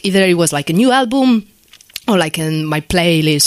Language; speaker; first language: English; non-native, fluent; Polish